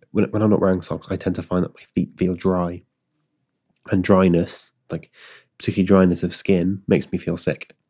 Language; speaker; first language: English; native; English